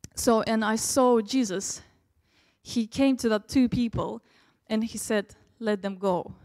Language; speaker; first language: English; early bilingual, other home language; Russian